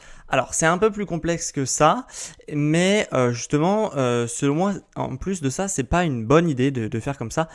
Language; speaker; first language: French; native; French